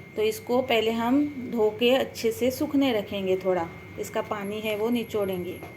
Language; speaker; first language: Hindi; non-native, local second language; Marathi